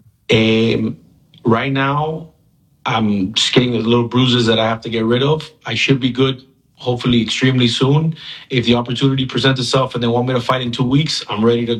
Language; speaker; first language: English; early bilingual, other home language; Spanish